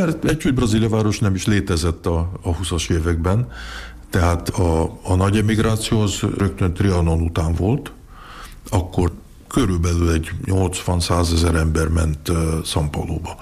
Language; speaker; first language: Hungarian; early bilingual, heritage; Hungarian